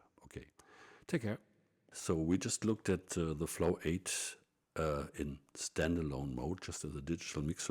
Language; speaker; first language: English; non-native, fluent; German